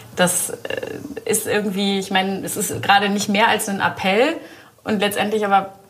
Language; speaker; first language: German; native; German